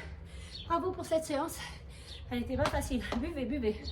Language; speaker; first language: French; native; French